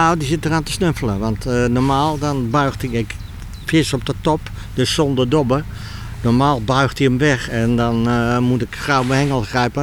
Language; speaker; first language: Dutch; native; Dutch